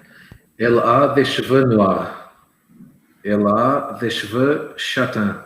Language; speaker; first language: French; non-native, learner; Portuguese